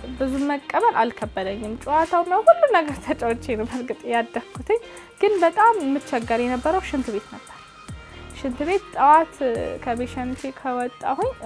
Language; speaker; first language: Amharic; native; Amharic